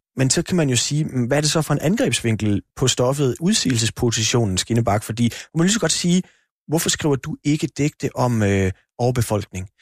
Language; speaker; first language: Danish; native; Danish